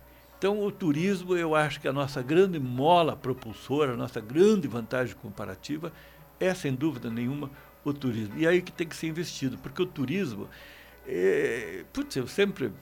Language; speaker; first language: Portuguese; native; Portuguese